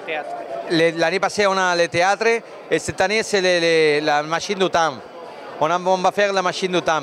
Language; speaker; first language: French; non-native, learner; Spanish